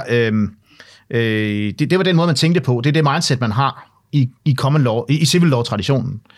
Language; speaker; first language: Danish; native; Danish